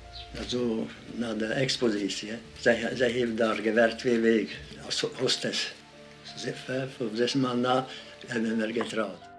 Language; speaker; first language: Dutch; non-native, learner; Hungarian